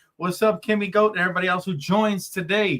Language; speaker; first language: English; native; English